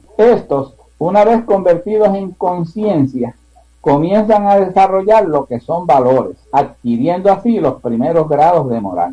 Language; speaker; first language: Spanish; native; Spanish